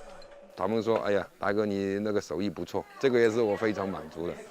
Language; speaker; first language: Chinese; non-native, local second language; Wu Chinese